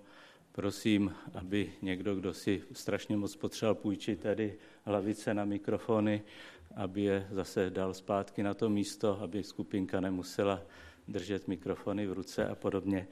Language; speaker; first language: Czech; native; Czech